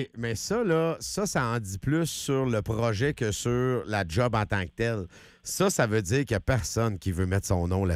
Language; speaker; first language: French; native; French